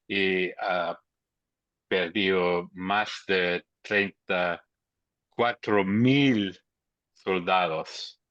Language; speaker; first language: Spanish; early bilingual, heritage; English